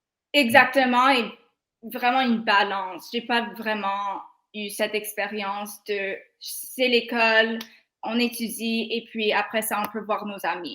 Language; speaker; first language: French; non-native, local second language; English